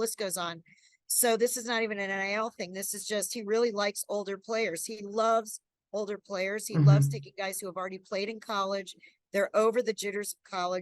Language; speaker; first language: English; native; English